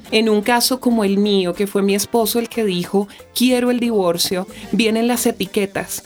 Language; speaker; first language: Spanish; native; Spanish